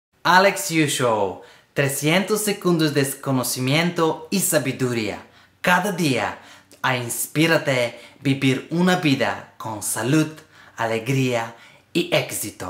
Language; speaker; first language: Spanish; non-native, learner; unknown